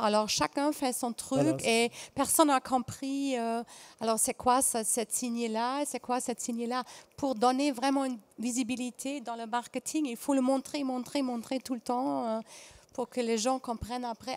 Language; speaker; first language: French; non-native, fluent; German